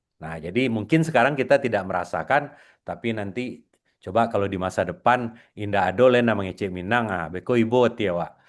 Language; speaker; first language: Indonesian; non-native, local second language; Minangkabau